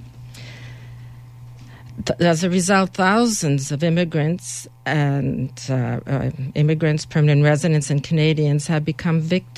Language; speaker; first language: English; native; English